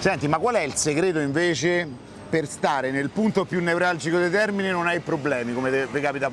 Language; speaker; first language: Italian; native; Italian